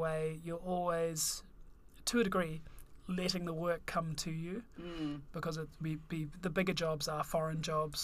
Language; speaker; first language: English; native; English